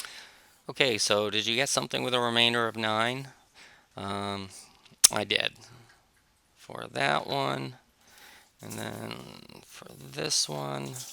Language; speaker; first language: English; native; English